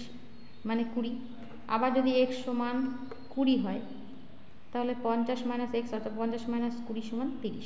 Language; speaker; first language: Bangla; native; Bangla